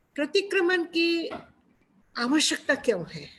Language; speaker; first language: Hindi; non-native, local second language; Gujarati